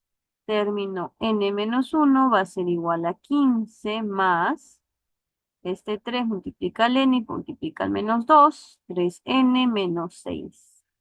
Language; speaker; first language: Spanish; native; Spanish